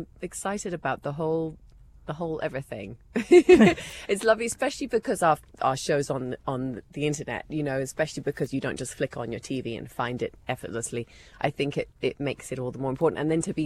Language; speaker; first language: English; native; English